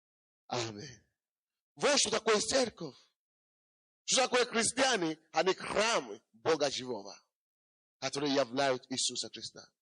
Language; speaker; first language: Russian; non-native, fluent; Yoruba